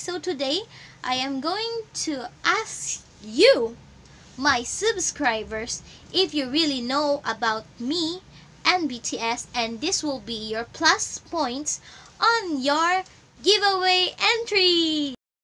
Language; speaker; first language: English; non-native, local second language; Filipino